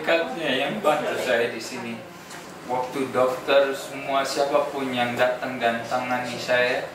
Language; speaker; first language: Indonesian; non-native, fluent; English